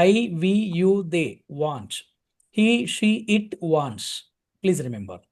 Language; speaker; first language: English; non-native, local second language; Telugu